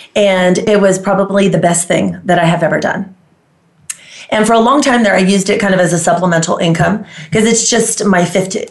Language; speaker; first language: English; non-native, fluent; Greek